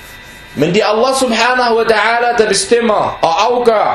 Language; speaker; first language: Danish; non-native, fluent; Arabic